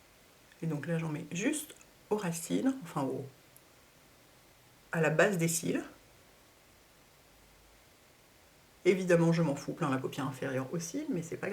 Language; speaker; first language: French; native; French